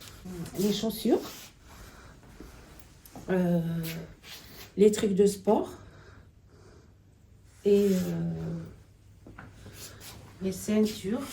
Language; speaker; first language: French; non-native, learner; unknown